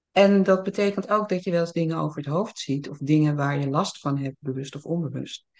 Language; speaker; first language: Dutch; early bilingual, other home language; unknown